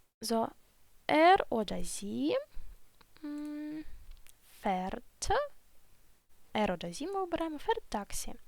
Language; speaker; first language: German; non-native, fluent; Ukrainian